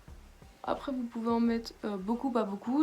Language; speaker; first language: French; native; French